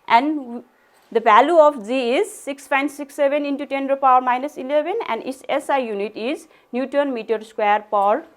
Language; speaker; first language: English; non-native, local second language; Nepali